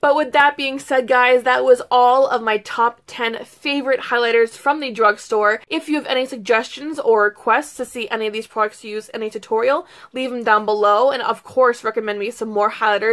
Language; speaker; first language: English; native; English